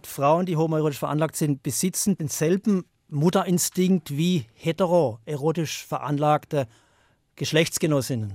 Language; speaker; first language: German; native; German